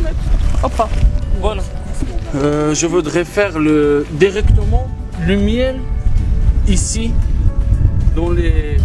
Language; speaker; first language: French; non-native, learner; Arabic